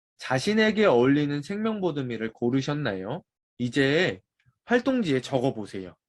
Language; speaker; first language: Korean; native; Korean